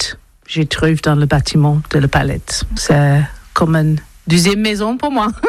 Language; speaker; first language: French; non-native, learner; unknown